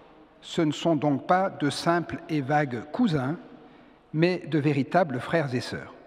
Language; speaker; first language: French; native; French